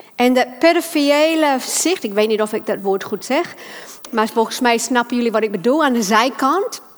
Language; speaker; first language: Dutch; non-native, fluent; English